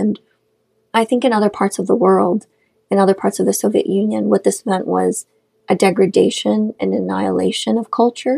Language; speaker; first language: English; non-native, fluent; Shughni